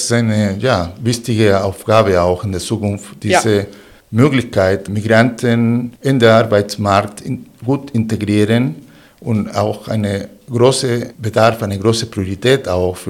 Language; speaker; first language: German; non-native, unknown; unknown